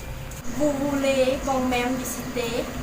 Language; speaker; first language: French; non-native, learner; Lao